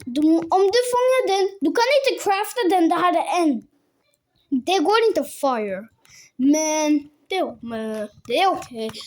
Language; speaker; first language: Swedish; non-native, local second language; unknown